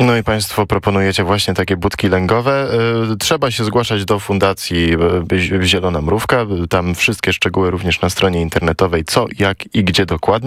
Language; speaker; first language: Polish; native; Polish